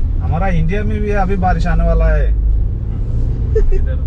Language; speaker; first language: Hindi; non-native, local second language; Malayalam